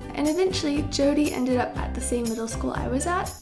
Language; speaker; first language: English; native; English